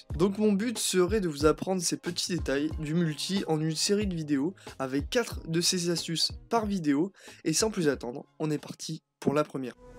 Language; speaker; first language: French; native; French